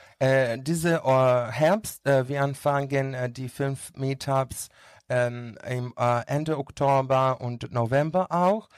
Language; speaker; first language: German; non-native, learner; Greek